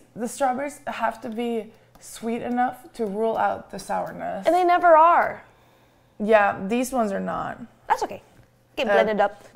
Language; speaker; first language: English; non-native, fluent; Norwegian